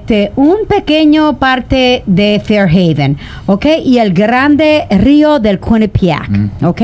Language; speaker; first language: Spanish; native; Spanish